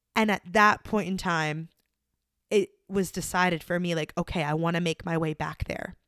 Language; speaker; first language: English; native; English